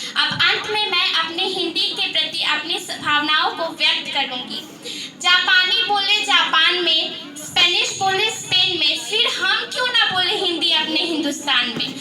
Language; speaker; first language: Hindi; native; Hindi